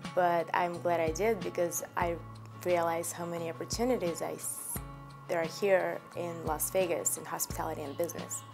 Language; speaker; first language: English; non-native, fluent; Russian